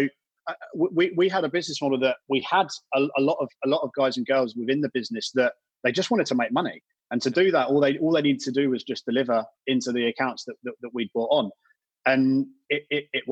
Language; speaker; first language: English; native; English